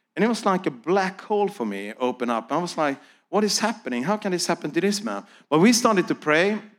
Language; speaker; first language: English; non-native, fluent; Swedish